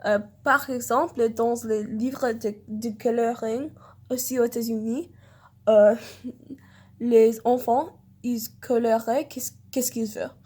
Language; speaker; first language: French; non-native, learner; English